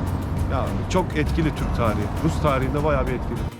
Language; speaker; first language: Turkish; native; Turkish